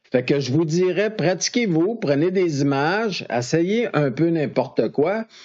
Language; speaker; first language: French; native; French